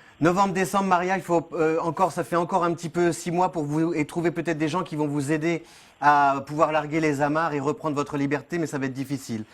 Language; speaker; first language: French; native; French